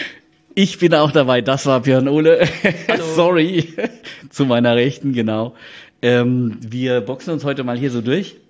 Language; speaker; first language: German; native; German